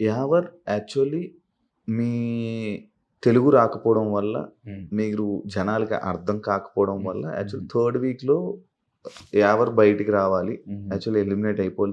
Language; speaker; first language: Telugu; native; Telugu